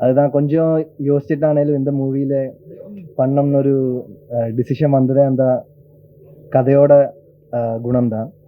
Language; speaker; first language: Tamil; non-native, learner; Malayalam